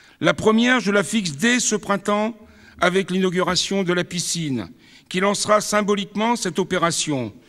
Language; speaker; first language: French; native; French